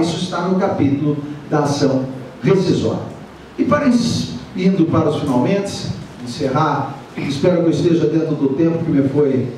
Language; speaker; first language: Portuguese; native; Portuguese